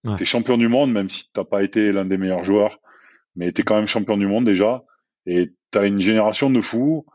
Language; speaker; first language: French; native; French